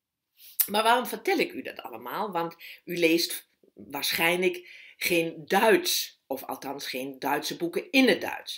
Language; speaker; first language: Dutch; non-native, fluent; German